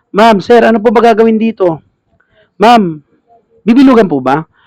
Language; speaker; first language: Filipino; native; Filipino